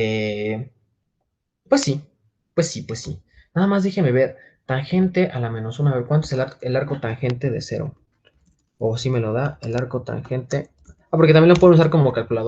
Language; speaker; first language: Spanish; native; Spanish